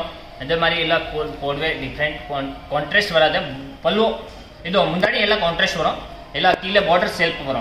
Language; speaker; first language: Tamil; non-native, learner; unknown